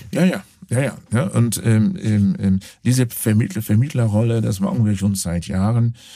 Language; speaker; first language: German; non-native, fluent; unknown